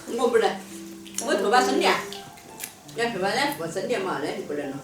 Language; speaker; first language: Chinese; native; Chinese